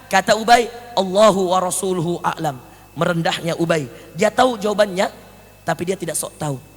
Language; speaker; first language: Indonesian; native; Indonesian